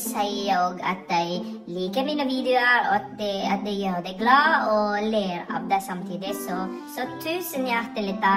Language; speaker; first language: Norwegian; non-native, fluent; Iloko